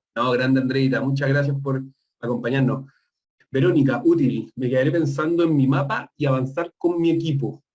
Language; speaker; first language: Spanish; native; Spanish